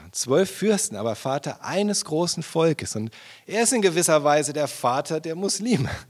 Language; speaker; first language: German; native; German